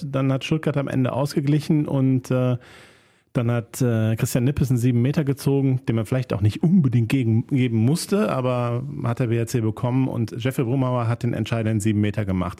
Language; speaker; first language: German; native; German